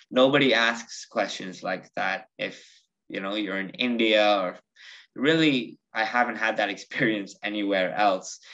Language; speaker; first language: English; early bilingual, other home language; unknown